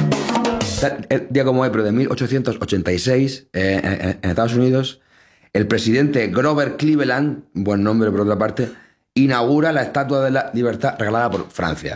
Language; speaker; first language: Spanish; native; Spanish